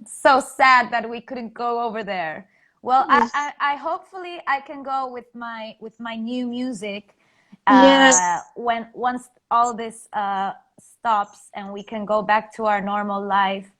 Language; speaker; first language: English; non-native, fluent; Spanish